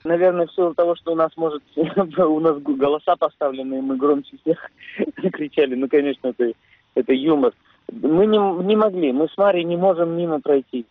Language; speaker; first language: Russian; native; Russian